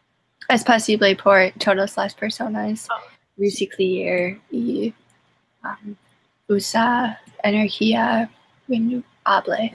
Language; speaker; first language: Spanish; non-native, learner; English